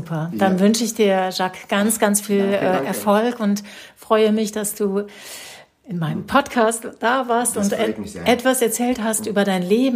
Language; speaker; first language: German; native; German